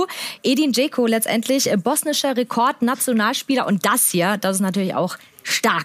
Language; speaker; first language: German; native; German